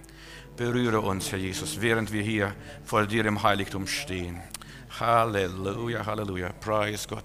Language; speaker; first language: German; native; German